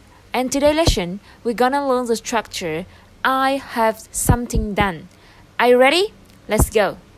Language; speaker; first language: English; non-native, fluent; Vietnamese